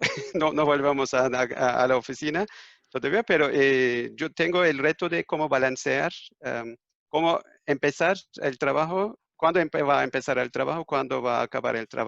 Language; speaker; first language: Spanish; non-native, fluent; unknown